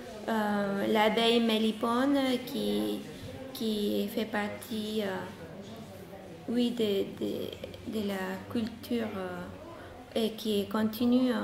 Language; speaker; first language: French; non-native, fluent; Spanish